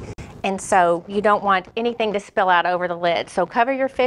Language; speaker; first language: English; native; English